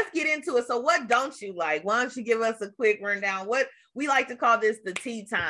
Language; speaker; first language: English; native; English